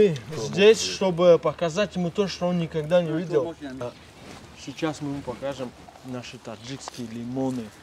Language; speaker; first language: Russian; non-native, local second language; Tajik